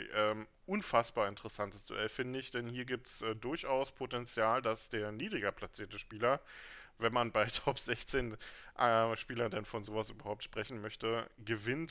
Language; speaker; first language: German; native; German